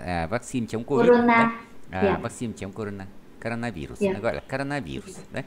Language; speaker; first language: Russian; non-native, fluent; Vietnamese